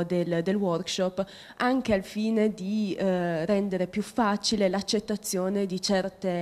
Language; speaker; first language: Italian; native; Italian